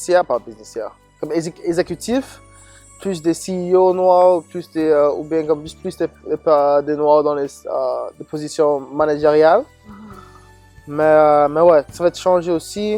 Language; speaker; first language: French; non-native, local second language; English